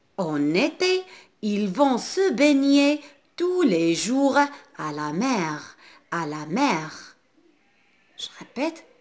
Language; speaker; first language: French; non-native, local second language; Arabic